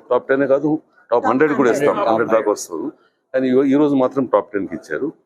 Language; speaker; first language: Telugu; native; Telugu